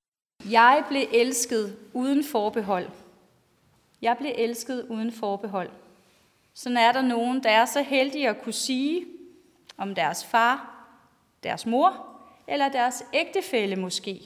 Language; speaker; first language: Danish; native; Danish